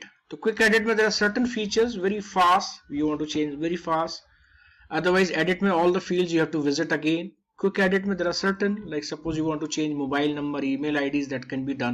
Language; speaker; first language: English; non-native, local second language; Hindi